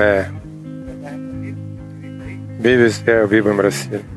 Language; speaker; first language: Portuguese; non-native, fluent; Italian